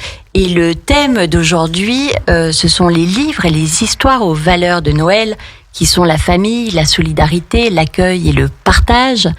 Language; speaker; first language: French; native; French